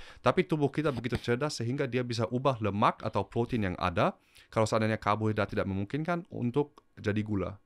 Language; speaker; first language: Indonesian; early bilingual, heritage; German